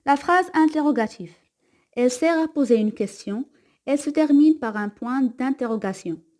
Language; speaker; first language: French; non-native, local second language; Arabic